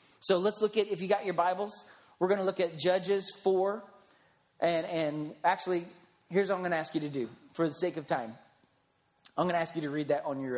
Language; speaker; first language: English; native; English